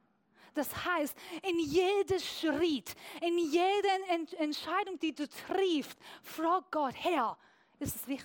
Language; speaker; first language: German; non-native, fluent; Persian